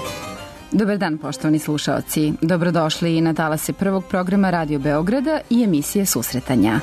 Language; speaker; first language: Serbian; native; Serbian